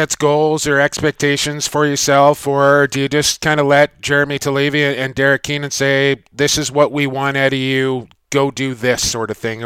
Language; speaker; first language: English; native; English